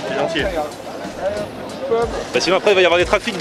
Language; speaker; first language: French; native; French